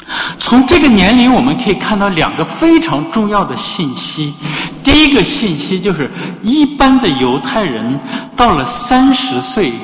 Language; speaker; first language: Chinese; native; Chinese